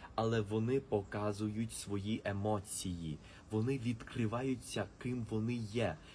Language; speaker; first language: Ukrainian; early bilingual, heritage; Spanish